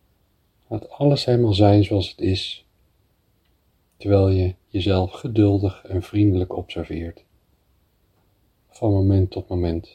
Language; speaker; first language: Dutch; native; Dutch